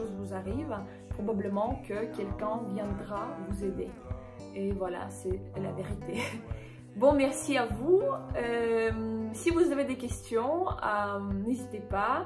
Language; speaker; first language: French; non-native, fluent; Ukrainian